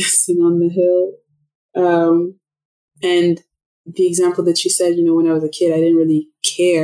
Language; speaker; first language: English; non-native, fluent; French